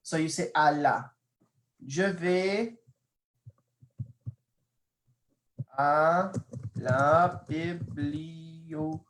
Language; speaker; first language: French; non-native, fluent; English